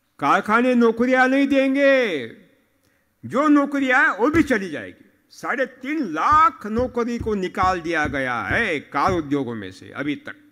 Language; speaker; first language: Hindi; non-native, local second language; Marathi